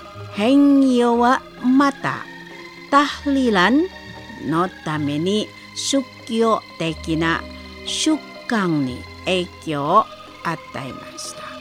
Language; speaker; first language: Japanese; non-native, fluent; Indonesian